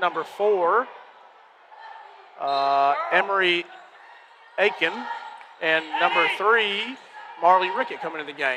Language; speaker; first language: English; native; English